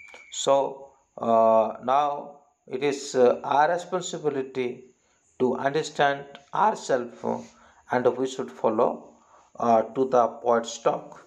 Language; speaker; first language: English; non-native, local second language; Odia